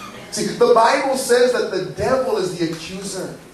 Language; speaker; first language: English; early bilingual, other home language; Spanish